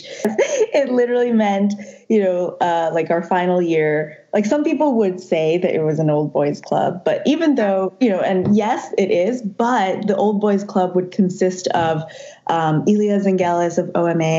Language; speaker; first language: English; non-native, local second language; Cantonese